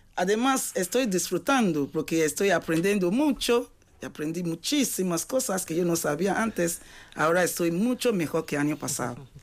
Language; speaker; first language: Spanish; non-native, learner; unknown